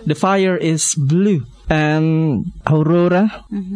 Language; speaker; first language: English; non-native, learner; Indonesian